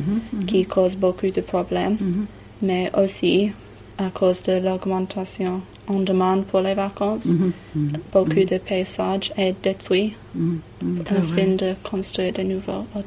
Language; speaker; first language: French; non-native, learner; English